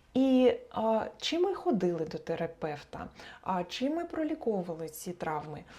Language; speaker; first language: Ukrainian; non-native, local second language; Russian